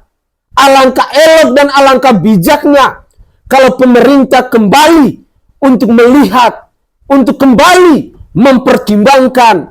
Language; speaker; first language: Indonesian; native; Indonesian